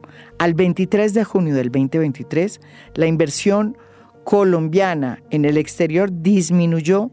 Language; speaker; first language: Spanish; native; Spanish